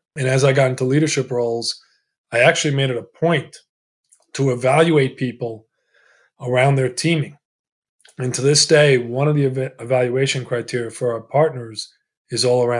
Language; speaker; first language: English; early bilingual, other home language; Italian